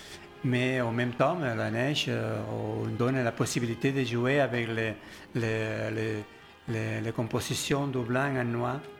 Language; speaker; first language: French; non-native, learner; Spanish